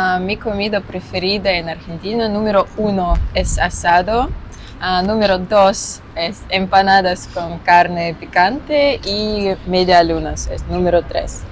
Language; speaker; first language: Spanish; non-native, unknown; Russian